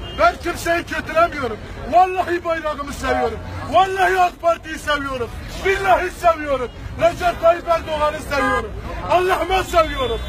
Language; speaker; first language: Turkish; native; Turkish